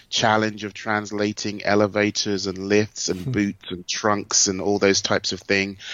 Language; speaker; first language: English; native; English